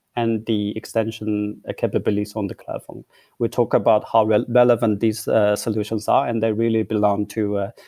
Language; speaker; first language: English; non-native, fluent; Chinese